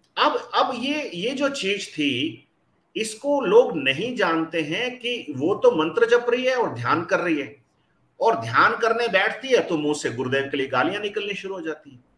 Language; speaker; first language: Hindi; native; Hindi